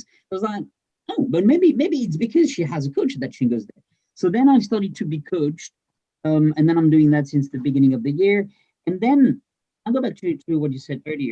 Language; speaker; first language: English; non-native, fluent; French